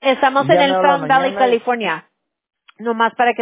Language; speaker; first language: Spanish; early bilingual, heritage; Spanish